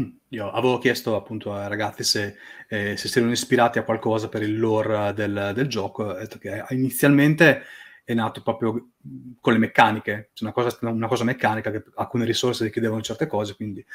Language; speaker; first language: Italian; native; Italian